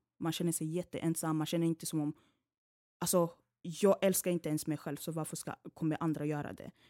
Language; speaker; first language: Swedish; early bilingual, other home language; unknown